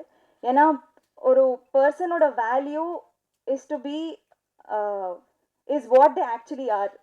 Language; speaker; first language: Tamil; non-native, learner; Telugu